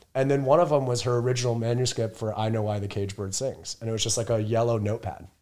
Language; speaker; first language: English; native; English